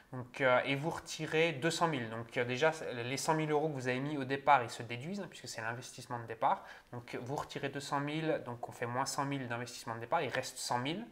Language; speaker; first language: French; native; French